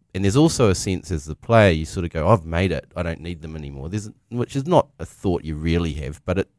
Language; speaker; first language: English; native; English